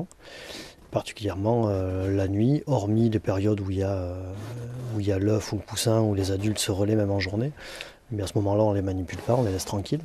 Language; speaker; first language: French; native; French